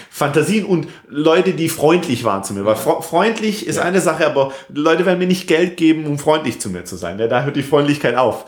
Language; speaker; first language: German; non-native, fluent; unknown